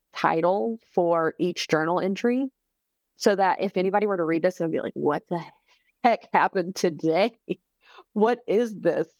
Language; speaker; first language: English; native; English